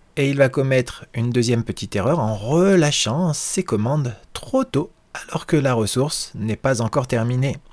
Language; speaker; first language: French; native; French